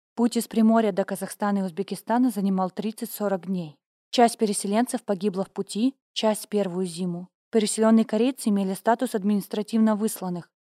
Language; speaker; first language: Russian; native; Russian